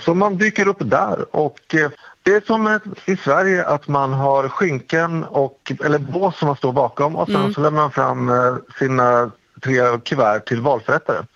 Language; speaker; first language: Swedish; native; Swedish